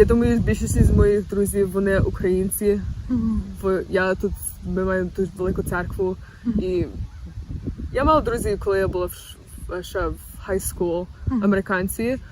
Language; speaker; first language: Ukrainian; early bilingual, other home language; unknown